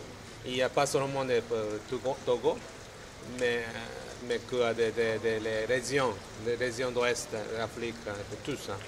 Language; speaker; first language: French; non-native, learner; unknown